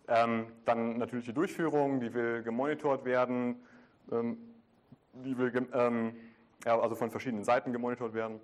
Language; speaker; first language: German; native; German